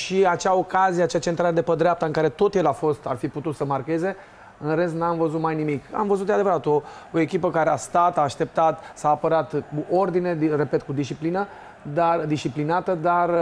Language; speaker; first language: Romanian; native; Romanian